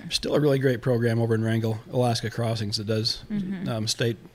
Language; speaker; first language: English; native; English